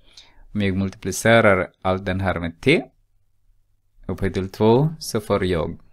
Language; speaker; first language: Swedish; non-native, fluent; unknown